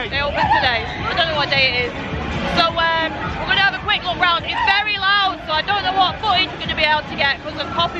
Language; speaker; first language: English; native; English